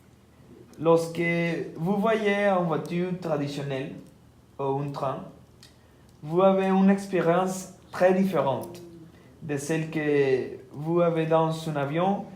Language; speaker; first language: French; non-native, learner; Spanish